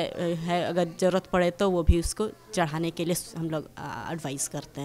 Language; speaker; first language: Hindi; native; Hindi